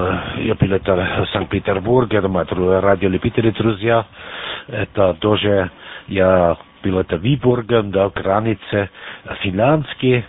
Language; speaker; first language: Russian; non-native, learner; German